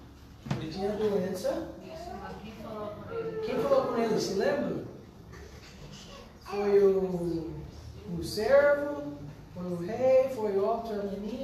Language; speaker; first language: Portuguese; non-native, fluent; English